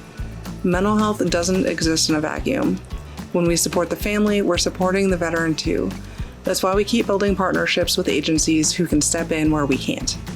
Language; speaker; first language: English; native; English